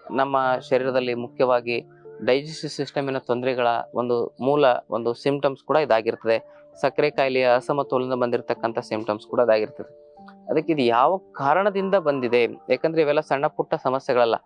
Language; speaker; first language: Kannada; native; Kannada